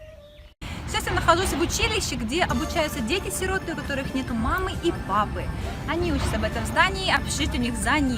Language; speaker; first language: Russian; native; Russian